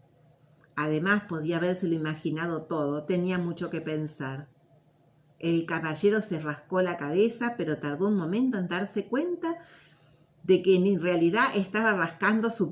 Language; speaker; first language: Spanish; native; Spanish